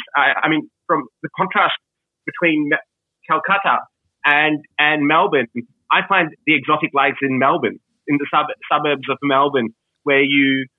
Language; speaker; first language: English; early bilingual, other home language; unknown